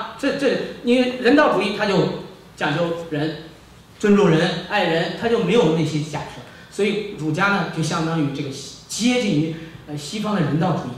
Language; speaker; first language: Chinese; native; Chinese